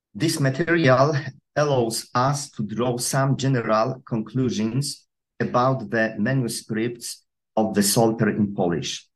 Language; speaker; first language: English; non-native, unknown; Polish